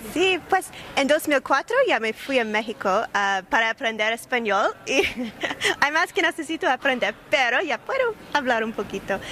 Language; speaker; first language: Spanish; non-native, learner; English